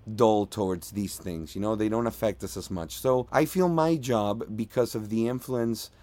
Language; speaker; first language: English; non-native, fluent; Spanish